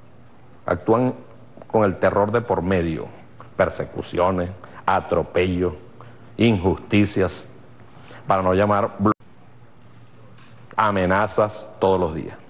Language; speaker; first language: Spanish; native; Spanish